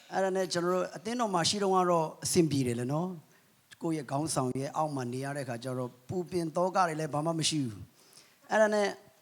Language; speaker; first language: Burmese; non-native, local second language; Kachin